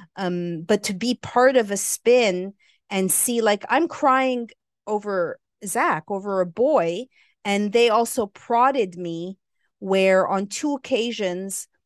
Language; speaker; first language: English; native; English